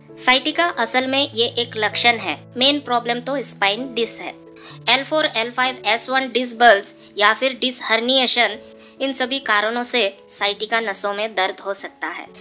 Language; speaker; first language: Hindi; native; Hindi